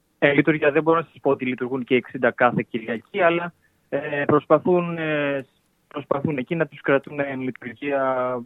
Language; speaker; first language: Greek; native; Greek